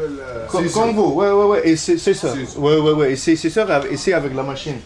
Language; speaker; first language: French; non-native, learner; Spanish